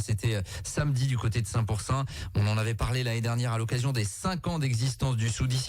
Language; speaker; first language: French; native; French